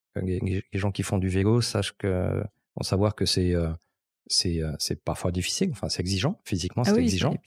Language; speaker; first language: French; native; French